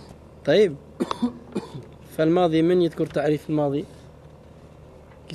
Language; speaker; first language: Arabic; non-native, fluent; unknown